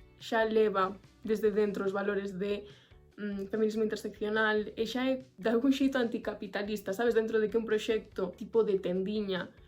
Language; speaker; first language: Galician; non-native, local second language; Spanish